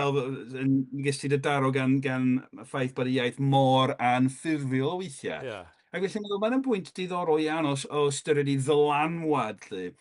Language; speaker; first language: Welsh; non-native, fluent; English